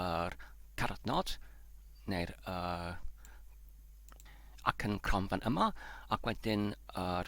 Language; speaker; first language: Welsh; non-native, learner; Polish